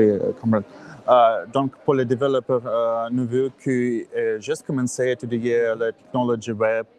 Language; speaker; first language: French; non-native, learner; English